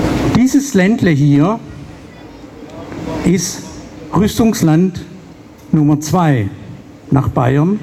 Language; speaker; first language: German; native; German